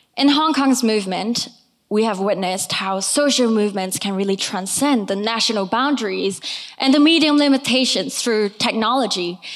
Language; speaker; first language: English; non-native, local second language; Cantonese